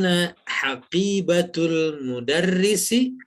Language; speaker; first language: Arabic; non-native, fluent; Indonesian